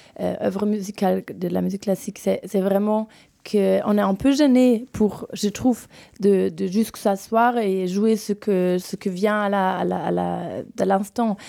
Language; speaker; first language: French; non-native, fluent; German